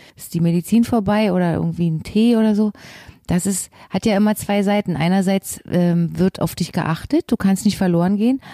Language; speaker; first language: German; native; German